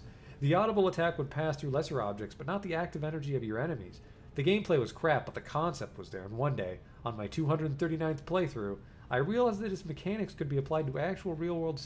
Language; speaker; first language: English; native; English